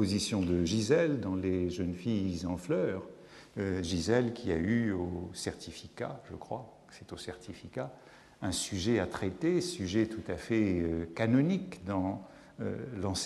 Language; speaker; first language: French; native; French